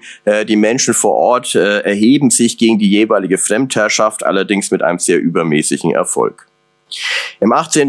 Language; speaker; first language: German; native; German